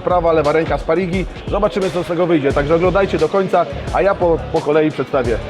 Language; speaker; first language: Polish; native; Polish